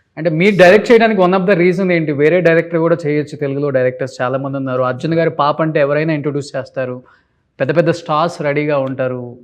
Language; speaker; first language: Telugu; native; Telugu